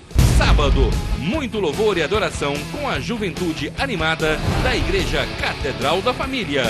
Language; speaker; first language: Portuguese; native; Portuguese